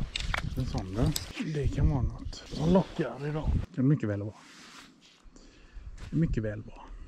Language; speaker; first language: Swedish; native; Swedish